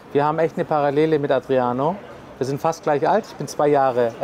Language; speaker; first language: German; native; German